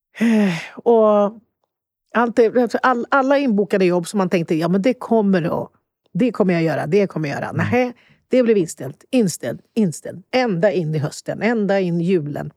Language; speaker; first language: Swedish; early bilingual, other home language; Spanish